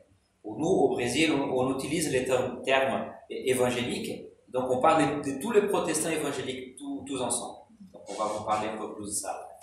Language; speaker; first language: French; non-native, fluent; Portuguese